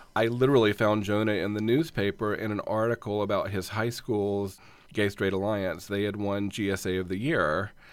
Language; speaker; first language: English; native; English